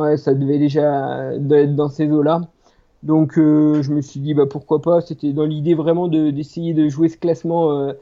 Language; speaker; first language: French; native; French